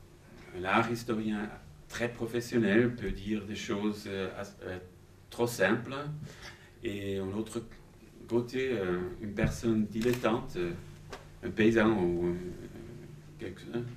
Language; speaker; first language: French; non-native, fluent; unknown